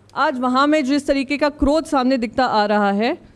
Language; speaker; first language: Hindi; native; Hindi